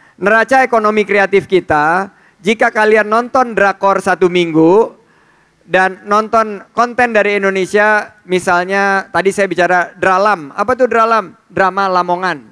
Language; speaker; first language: Indonesian; native; Indonesian